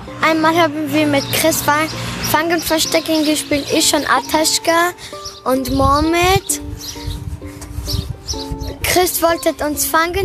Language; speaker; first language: German; early bilingual, other home language; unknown